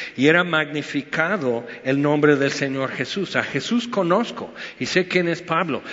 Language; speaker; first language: Spanish; non-native, fluent; English